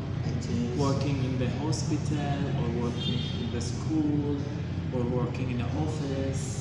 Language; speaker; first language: English; non-native, learner; Arabic